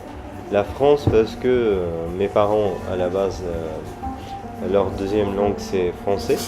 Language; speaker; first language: French; non-native, learner; Arabic